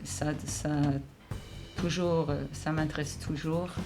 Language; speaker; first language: French; non-native, fluent; English